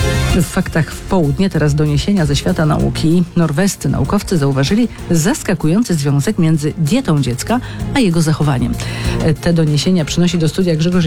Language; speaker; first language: Polish; native; Polish